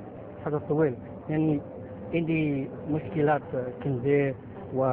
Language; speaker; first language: Arabic; non-native, learner; Filipino